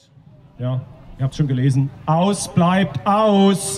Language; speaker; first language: German; native; German